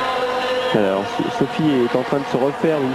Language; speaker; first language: French; native; French